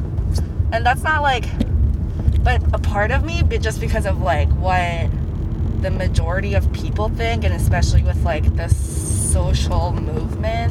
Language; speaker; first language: English; native; English